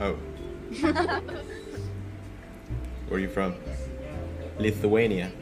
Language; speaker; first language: English; non-native, fluent; Indonesian